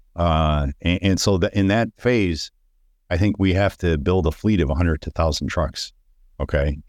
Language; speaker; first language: English; native; English